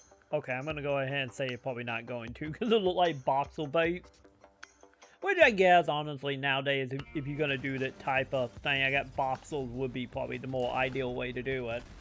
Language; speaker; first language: English; native; English